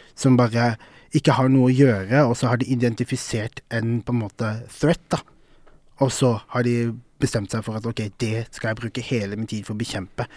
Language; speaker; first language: Norwegian; early bilingual, other home language; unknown